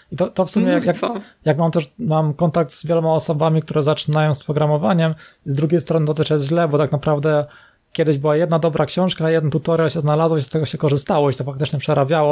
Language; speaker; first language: Polish; native; Polish